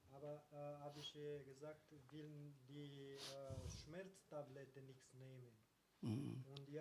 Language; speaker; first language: German; non-native, learner; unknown